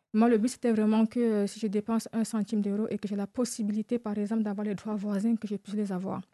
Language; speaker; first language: French; non-native, fluent; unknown